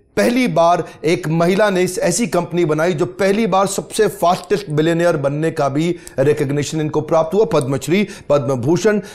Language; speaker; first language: Hindi; native; Hindi